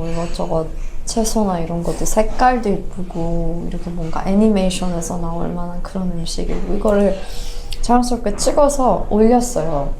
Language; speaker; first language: Korean; non-native, fluent; Persian